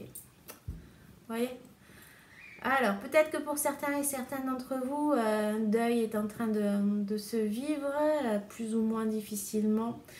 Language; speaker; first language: French; native; French